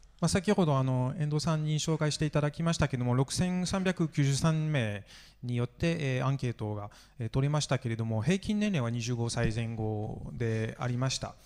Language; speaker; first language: Japanese; non-native, fluent; French